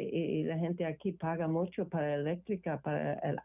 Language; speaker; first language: Spanish; non-native, learner; English